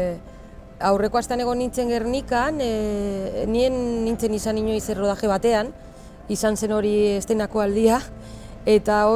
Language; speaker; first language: Basque; non-native, local second language; Spanish